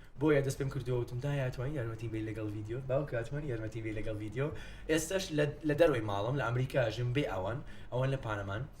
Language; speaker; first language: Central Kurdish; non-native, fluent; English